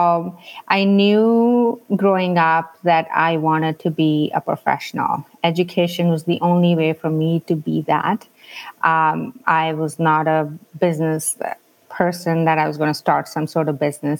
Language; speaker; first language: English; non-native, local second language; Punjabi